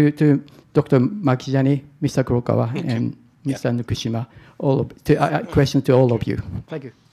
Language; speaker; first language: English; non-native, fluent; Japanese